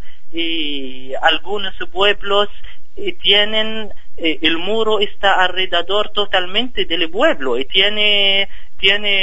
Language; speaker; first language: Spanish; non-native, fluent; Arabic